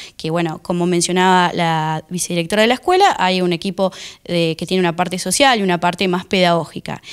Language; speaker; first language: Spanish; native; Spanish